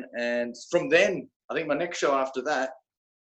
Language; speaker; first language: English; native; English